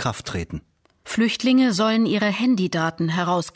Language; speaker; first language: German; native; German